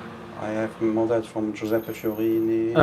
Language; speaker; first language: English; non-native, learner; Italian